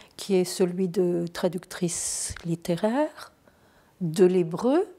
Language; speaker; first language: French; non-native, fluent; Turkish